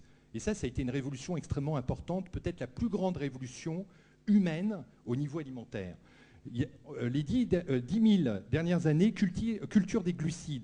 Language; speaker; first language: French; native; French